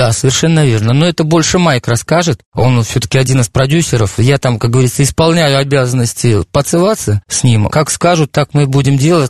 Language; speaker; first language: Russian; native; Russian